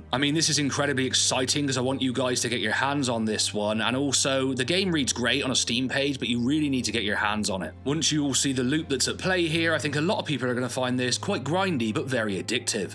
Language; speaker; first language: English; native; English